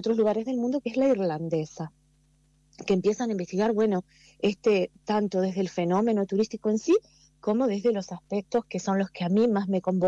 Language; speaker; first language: Spanish; native; Spanish